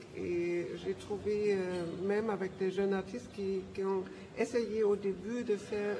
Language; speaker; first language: French; non-native, fluent; German